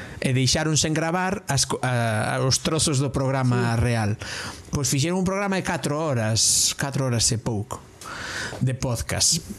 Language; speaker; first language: Galician; non-native, local second language; Spanish